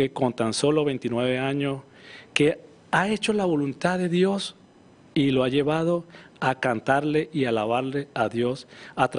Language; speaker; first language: Spanish; native; Spanish